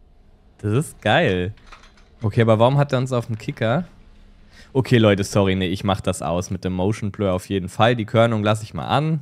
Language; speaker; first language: German; native; German